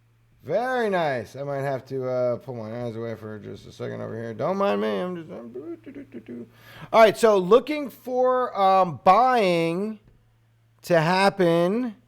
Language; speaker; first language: English; native; English